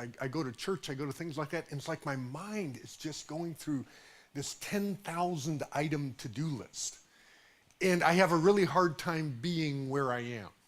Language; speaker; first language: English; native; English